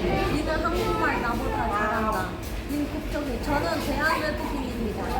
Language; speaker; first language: Korean; non-native, fluent; Vietnamese